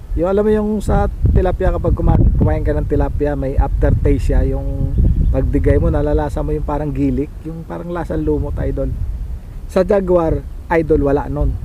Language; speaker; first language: Filipino; native; Filipino